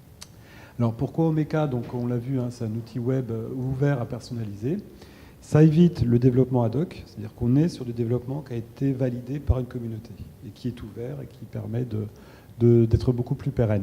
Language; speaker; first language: French; native; French